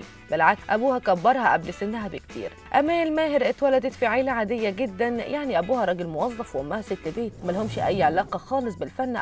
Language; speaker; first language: Arabic; native; Arabic